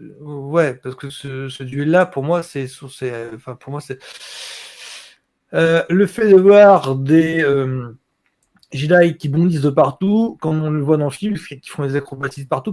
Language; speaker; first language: French; native; French